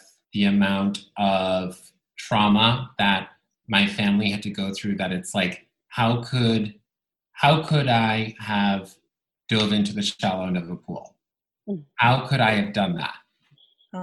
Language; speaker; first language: English; non-native, fluent; Italian